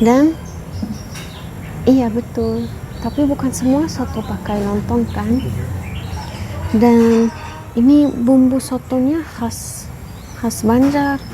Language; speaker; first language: Indonesian; non-native, fluent; Arabic